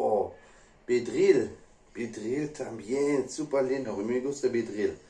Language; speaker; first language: Spanish; non-native, learner; English